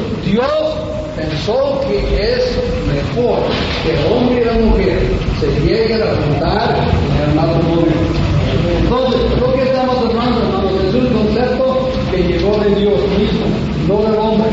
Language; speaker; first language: Spanish; non-native, fluent; English